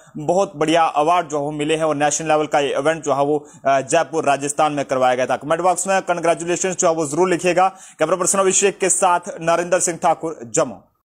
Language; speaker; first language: Hindi; native; Hindi